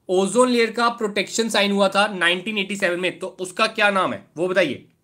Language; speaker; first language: Hindi; native; Hindi